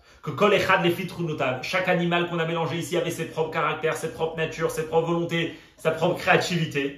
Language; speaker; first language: French; native; French